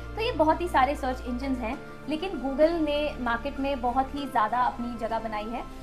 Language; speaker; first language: Hindi; native; Hindi